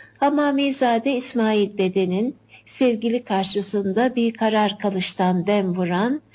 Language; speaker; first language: Turkish; native; Turkish